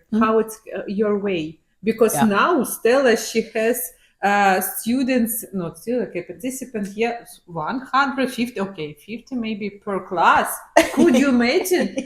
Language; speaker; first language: English; non-native, learner; Ukrainian